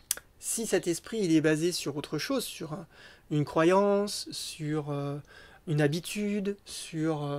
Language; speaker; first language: French; native; French